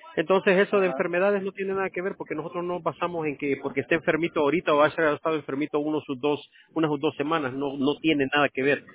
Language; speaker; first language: Spanish; early bilingual, heritage; Spanish